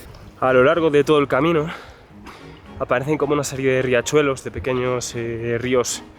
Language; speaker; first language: Spanish; native; Spanish